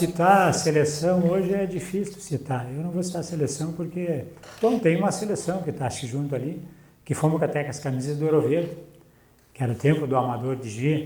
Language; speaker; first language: Portuguese; native; Portuguese